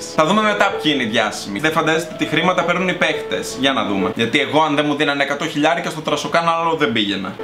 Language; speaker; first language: Greek; native; Greek